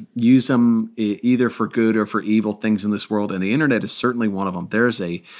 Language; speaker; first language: English; native; English